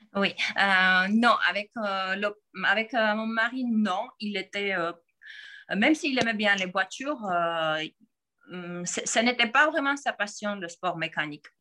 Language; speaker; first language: French; non-native, fluent; Georgian